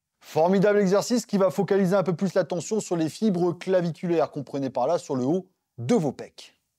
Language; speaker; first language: French; native; French